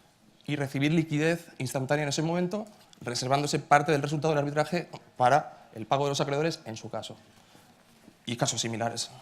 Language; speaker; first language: Spanish; native; Spanish